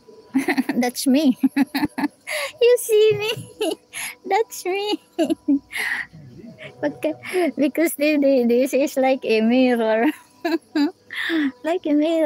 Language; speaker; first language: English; non-native, learner; Filipino